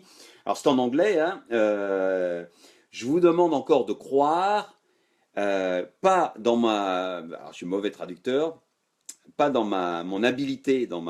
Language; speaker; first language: French; native; French